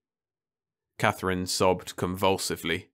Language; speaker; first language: English; native; English